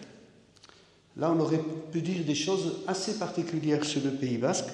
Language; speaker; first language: French; native; French